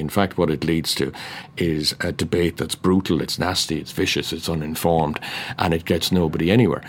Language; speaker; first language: English; native; English